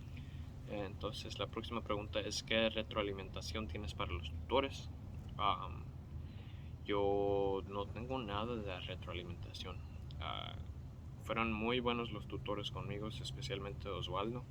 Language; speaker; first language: Spanish; early bilingual, heritage; Spanish